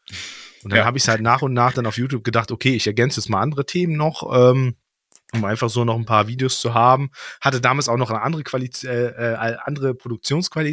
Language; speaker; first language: German; native; German